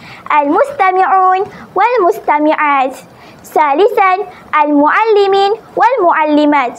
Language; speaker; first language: Arabic; non-native, learner; Malay